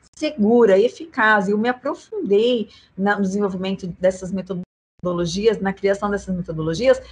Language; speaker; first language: Portuguese; native; Portuguese